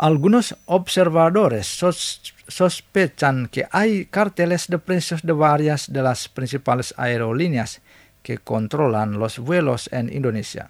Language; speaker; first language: Spanish; non-native, fluent; Indonesian